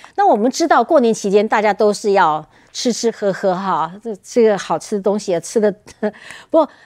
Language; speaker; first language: Chinese; native; Chinese